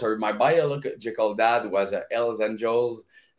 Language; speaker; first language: English; non-native, fluent; French